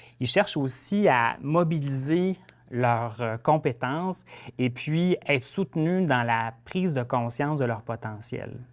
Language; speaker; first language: French; native; French